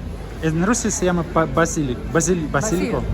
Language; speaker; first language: Russian; native; Russian